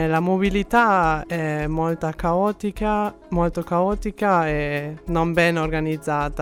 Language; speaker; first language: Italian; non-native, fluent; German